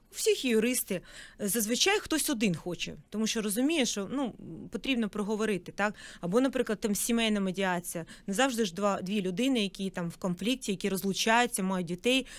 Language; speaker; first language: Ukrainian; non-native, local second language; Russian